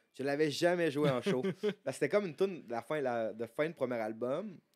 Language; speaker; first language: French; native; French